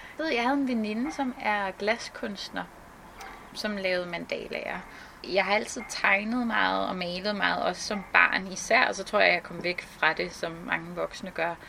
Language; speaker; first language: Danish; native; Danish